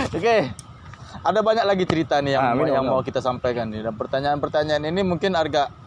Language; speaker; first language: Indonesian; native; Indonesian